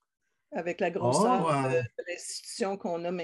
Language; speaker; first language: French; native; French